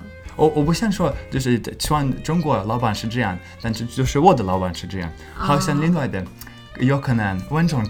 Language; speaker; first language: Chinese; non-native, learner; English